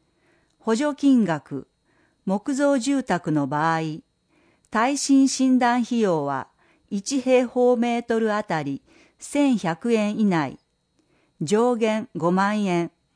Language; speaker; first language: Japanese; native; Japanese